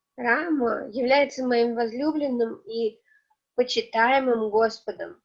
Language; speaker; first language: Russian; native; Russian